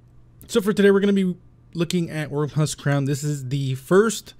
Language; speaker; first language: English; native; English